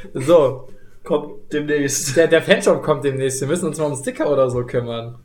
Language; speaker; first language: German; native; German